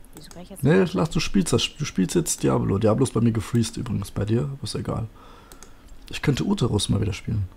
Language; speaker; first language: German; native; German